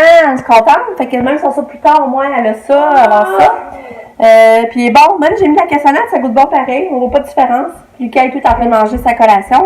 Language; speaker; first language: French; native; French